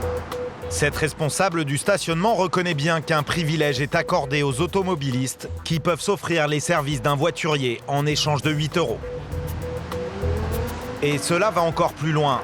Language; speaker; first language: French; native; French